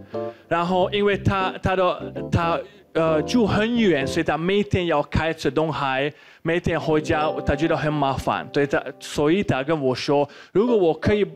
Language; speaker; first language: Chinese; non-native, fluent; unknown